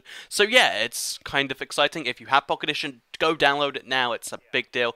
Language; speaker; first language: English; native; English